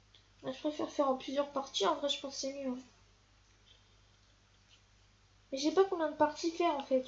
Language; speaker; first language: French; native; French